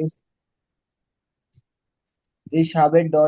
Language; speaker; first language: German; non-native, learner; Hindi